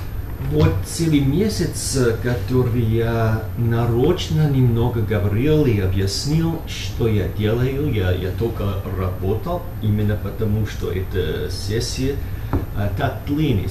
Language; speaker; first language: Russian; non-native, learner; English